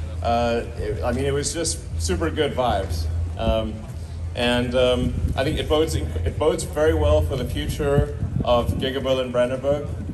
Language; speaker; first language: English; native; English